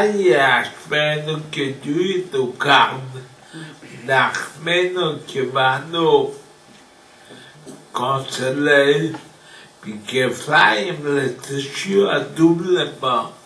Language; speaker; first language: French; non-native, fluent; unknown